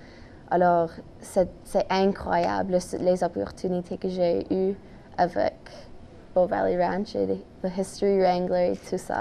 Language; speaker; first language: French; non-native, local second language; English